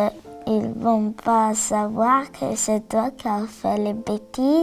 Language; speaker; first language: French; non-native, learner; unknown